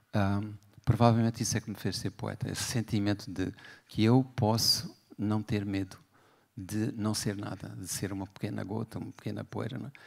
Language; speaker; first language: Portuguese; native; Portuguese